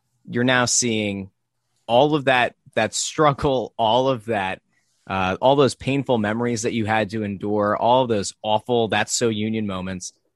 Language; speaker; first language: English; native; English